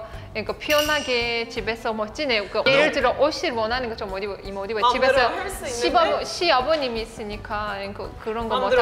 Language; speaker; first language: Korean; non-native, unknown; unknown